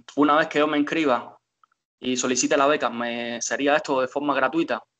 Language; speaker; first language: Spanish; native; Spanish